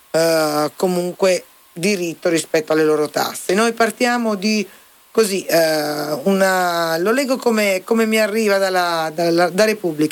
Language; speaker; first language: Italian; native; Italian